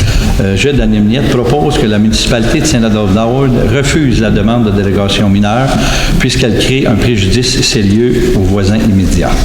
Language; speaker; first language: French; native; French